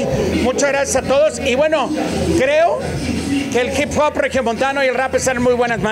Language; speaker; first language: Spanish; native; Spanish